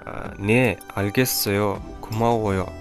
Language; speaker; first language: Korean; non-native, fluent; Kyrgyz